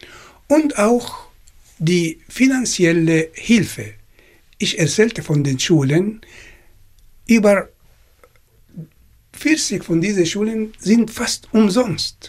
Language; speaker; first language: German; non-native, fluent; Arabic